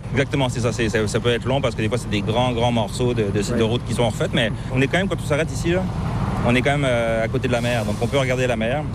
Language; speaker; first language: French; native; French